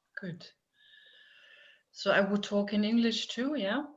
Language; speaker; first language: English; non-native, fluent; German